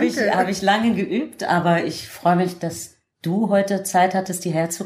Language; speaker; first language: German; native; German